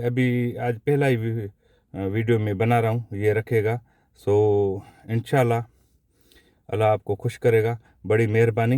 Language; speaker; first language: Hindi; non-native, local second language; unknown